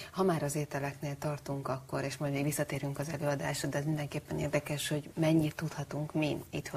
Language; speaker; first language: Hungarian; native; Hungarian